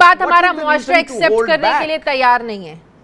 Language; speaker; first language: Urdu; native; Urdu